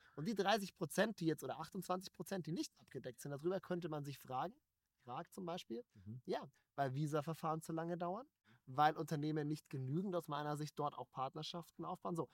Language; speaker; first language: German; native; German